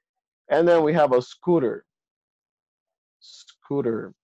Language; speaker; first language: English; non-native, fluent; Spanish